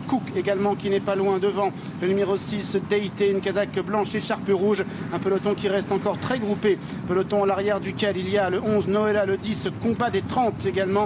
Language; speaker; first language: French; native; French